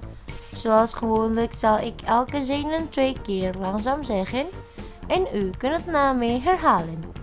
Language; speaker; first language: Dutch; non-native, fluent; Indonesian